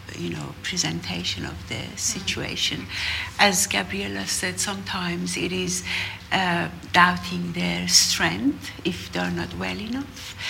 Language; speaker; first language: English; non-native, fluent; Persian